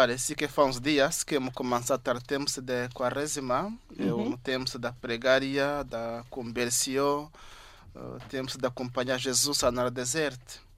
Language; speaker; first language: Catalan; non-native, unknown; Kinyarwanda